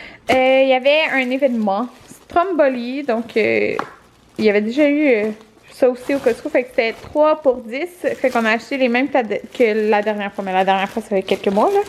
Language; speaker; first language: French; native; French